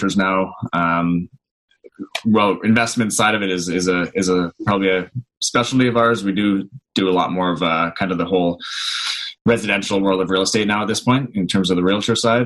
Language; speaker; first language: English; native; English